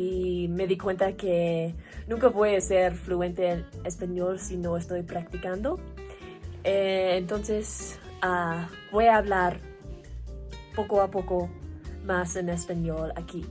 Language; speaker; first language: Spanish; non-native, learner; English